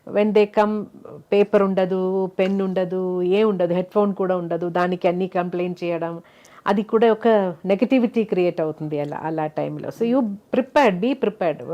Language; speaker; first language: Telugu; non-native, fluent; Malayalam